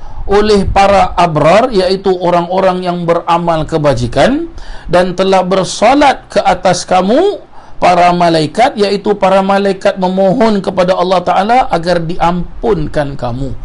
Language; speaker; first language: Malay; native; Malay